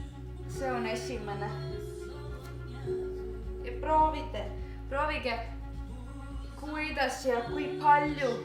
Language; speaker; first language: Estonian; non-native, learner; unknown